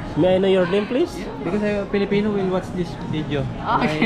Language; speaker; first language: English; non-native, local second language; Filipino